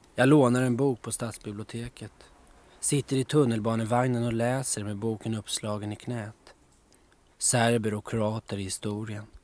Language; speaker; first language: Swedish; native; Swedish